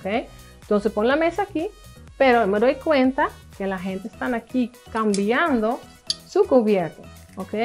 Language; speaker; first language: Spanish; non-native, fluent; Dutch